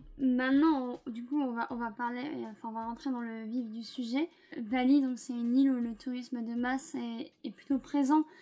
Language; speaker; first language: French; native; French